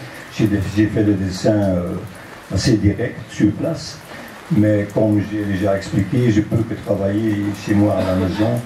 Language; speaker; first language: French; non-native, local second language; Dutch